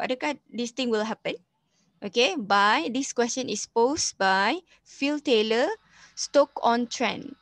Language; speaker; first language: English; non-native, local second language; Malay